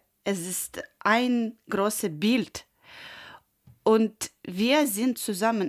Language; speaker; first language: German; non-native, learner; Ukrainian